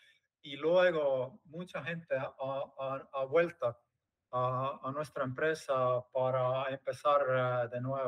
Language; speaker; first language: Spanish; non-native, fluent; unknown